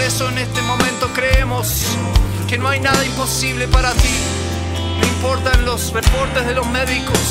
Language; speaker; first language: Spanish; native; Spanish